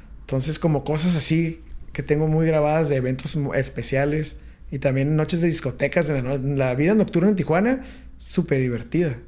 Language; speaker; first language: Spanish; native; Spanish